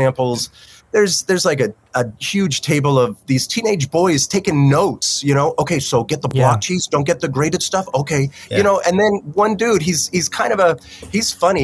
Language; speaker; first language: English; native; English